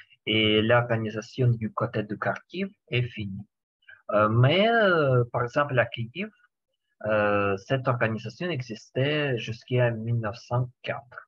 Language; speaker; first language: French; non-native, learner; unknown